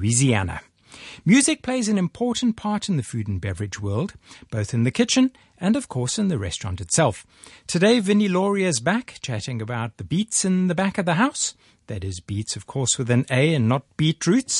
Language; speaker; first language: English; native; English